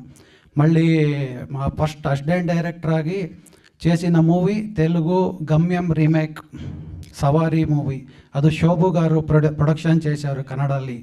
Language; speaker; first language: Telugu; non-native, learner; Kannada